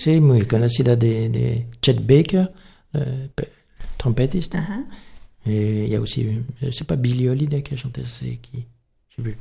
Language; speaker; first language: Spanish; non-native, learner; French